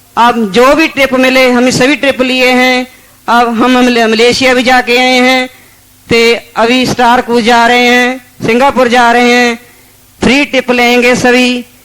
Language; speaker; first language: Hindi; non-native, local second language; Punjabi